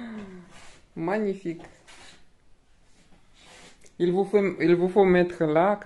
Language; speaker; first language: French; non-native, learner; Russian